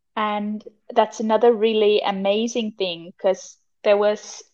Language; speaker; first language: English; non-native, fluent; German